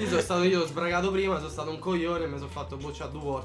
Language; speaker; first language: Italian; early bilingual, other home language; Polish